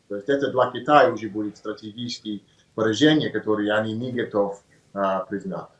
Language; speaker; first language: Russian; non-native, learner; English